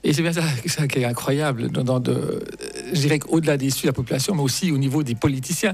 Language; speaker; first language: French; native; French